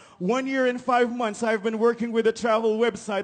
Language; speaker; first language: English; non-native, local second language; Filipino